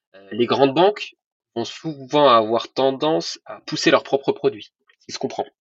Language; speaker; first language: French; non-native, local second language; Arabic